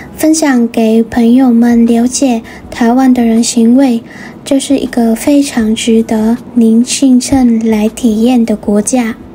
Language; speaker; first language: Chinese; non-native, fluent; Vietnamese